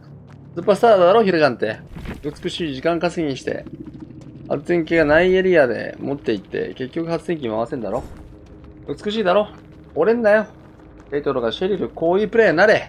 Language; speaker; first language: Japanese; native; Japanese